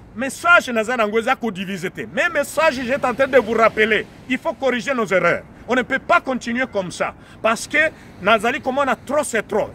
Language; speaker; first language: French; non-native, local second language; Swahili